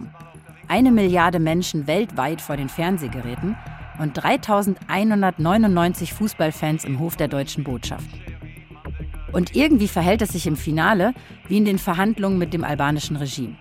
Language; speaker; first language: German; native; German